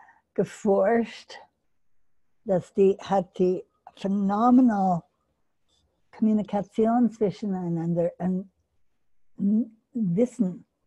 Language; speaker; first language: German; non-native, learner; English